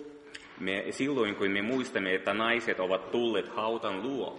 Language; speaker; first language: Finnish; non-native, fluent; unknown